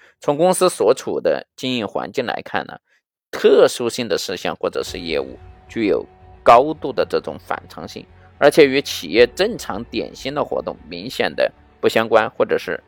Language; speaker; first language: Chinese; native; Chinese